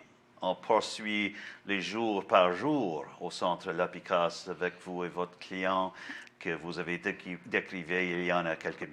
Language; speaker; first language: French; non-native, learner; English